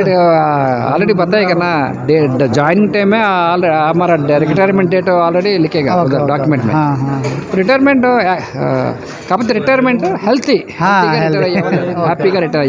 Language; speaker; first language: Hindi; non-native, local second language; Telugu